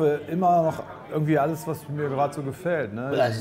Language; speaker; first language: German; native; German